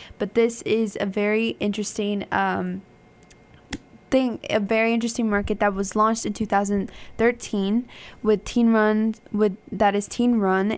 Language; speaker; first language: English; early bilingual, other home language; Spanish